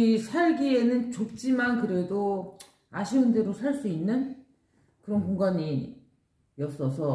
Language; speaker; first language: Korean; native; Korean